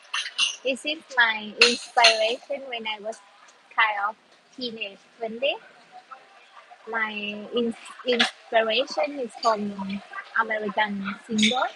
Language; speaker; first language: English; non-native, learner; Thai